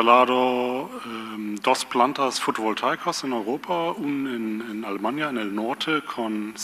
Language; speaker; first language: Spanish; non-native, learner; German